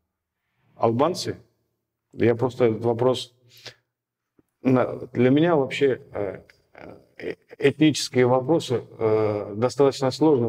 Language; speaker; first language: Russian; native; Russian